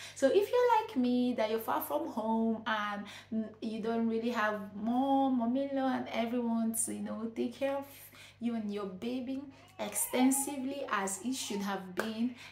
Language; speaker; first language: English; non-native, local second language; Igbo